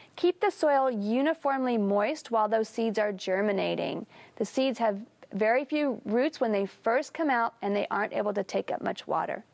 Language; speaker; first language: English; native; English